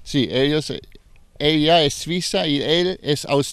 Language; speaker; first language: Spanish; non-native, learner; German